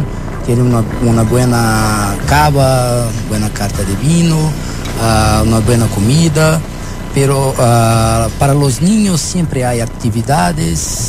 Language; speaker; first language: Spanish; non-native, learner; Portuguese